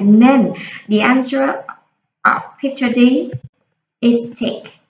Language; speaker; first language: English; non-native, fluent; Vietnamese